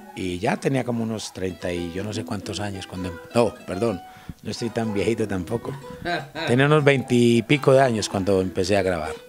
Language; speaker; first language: Spanish; native; Spanish